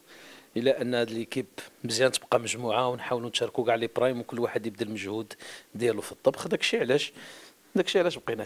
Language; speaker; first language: Arabic; native; Arabic